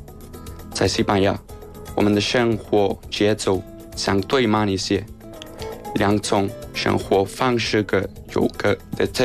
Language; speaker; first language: Chinese; non-native, learner; Spanish